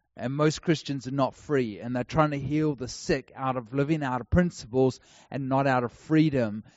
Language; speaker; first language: English; native; English